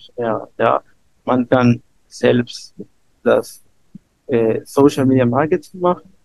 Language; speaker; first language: German; non-native, learner; Spanish